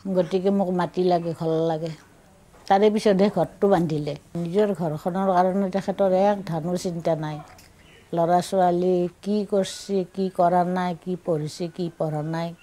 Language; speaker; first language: Assamese; native; Assamese